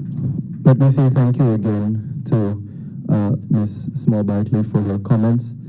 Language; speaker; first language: English; native; English